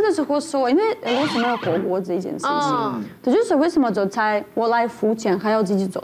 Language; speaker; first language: Chinese; non-native, fluent; Russian